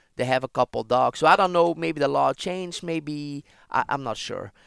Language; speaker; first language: English; non-native, fluent; Dutch